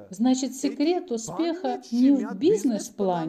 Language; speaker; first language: Russian; non-native, local second language; Armenian